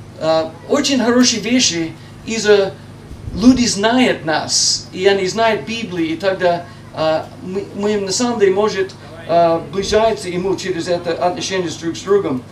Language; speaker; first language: Russian; non-native, learner; English